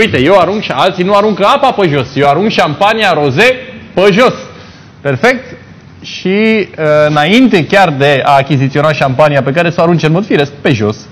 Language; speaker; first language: Romanian; native; Romanian